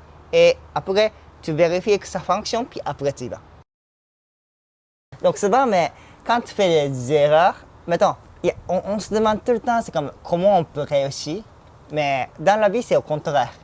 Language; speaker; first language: French; non-native, fluent; Japanese